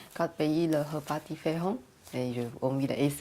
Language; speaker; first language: French; non-native, learner; Chinese